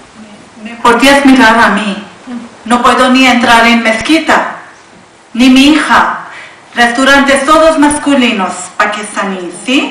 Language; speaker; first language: Spanish; non-native, learner; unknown